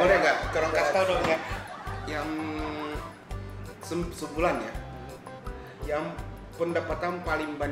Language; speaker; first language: Indonesian; non-native, fluent; Japanese